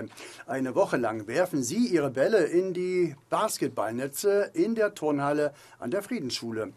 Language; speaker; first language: German; native; German